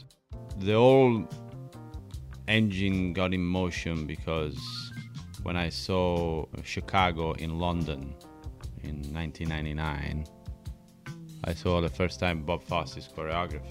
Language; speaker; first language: English; non-native, fluent; Italian